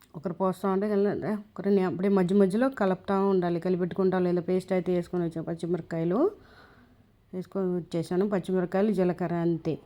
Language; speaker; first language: Telugu; non-native, local second language; Tamil